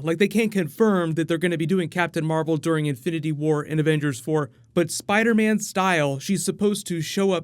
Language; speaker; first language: English; native; English